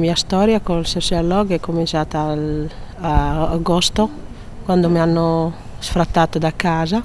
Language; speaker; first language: Italian; non-native, fluent; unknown